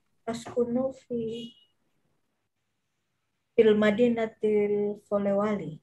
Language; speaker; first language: Arabic; non-native, learner; Indonesian